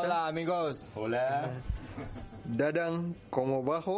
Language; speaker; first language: Spanish; non-native, learner; Indonesian